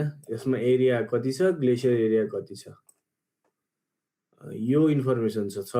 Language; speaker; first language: Nepali; native; Nepali